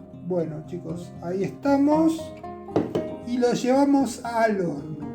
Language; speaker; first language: Spanish; native; Spanish